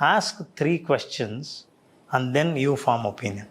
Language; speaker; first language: English; non-native, local second language; Telugu